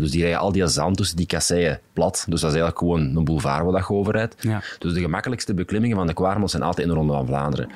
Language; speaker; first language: Dutch; native; Dutch